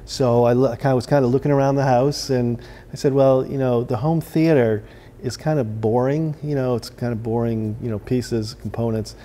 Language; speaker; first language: English; native; English